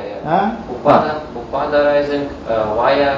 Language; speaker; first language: English; non-native, learner; Russian